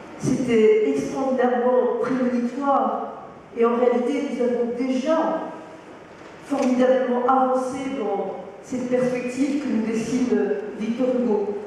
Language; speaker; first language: French; native; French